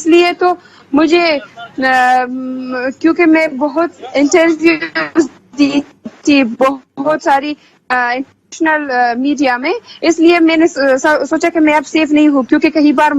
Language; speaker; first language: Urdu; non-native, fluent; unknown